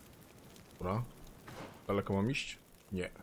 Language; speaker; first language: Polish; native; Polish